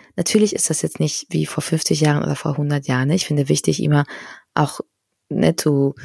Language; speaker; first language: German; non-native, fluent; Spanish